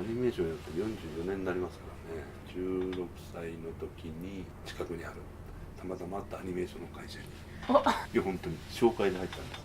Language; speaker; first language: Japanese; native; Japanese